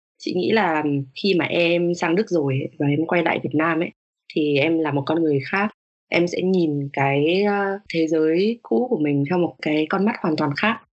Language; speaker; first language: Vietnamese; native; Vietnamese